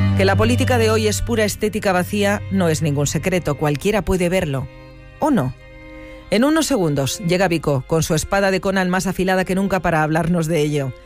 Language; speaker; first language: Spanish; native; Spanish